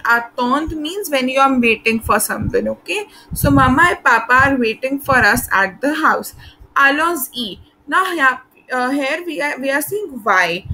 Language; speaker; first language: English; non-native, local second language; Hindi